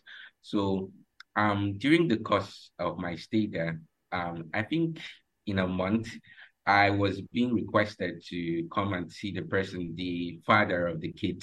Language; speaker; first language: English; non-native, local second language; Ibibio